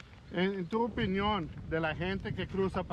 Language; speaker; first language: Spanish; early bilingual, heritage; Spanish